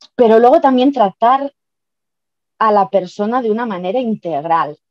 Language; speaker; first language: Spanish; native; Spanish